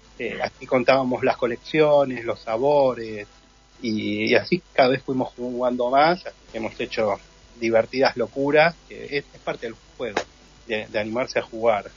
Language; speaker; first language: Spanish; native; Spanish